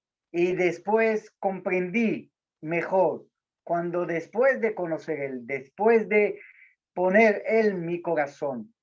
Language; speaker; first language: Spanish; non-native, learner; Portuguese